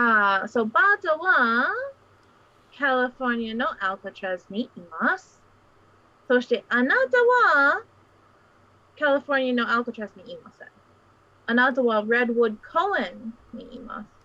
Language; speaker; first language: Japanese; non-native, fluent; English